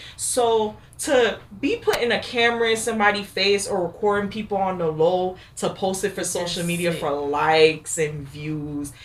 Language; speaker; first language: English; native; English